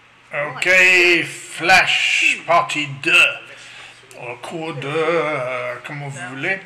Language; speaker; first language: French; non-native, learner; English